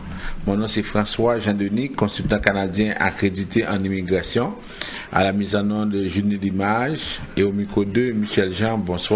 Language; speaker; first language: French; native; French